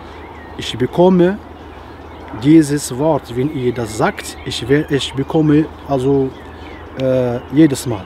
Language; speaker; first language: German; non-native, fluent; Arabic